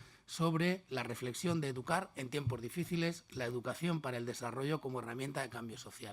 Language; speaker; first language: Spanish; native; Spanish